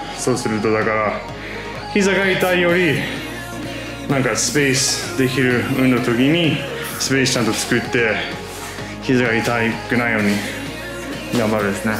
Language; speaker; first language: Japanese; non-native, fluent; English